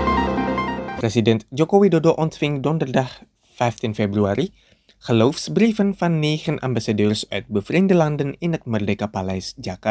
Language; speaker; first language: Dutch; non-native, fluent; Indonesian